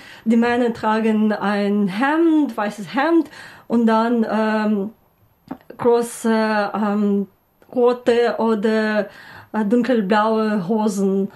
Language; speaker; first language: German; non-native, learner; Ukrainian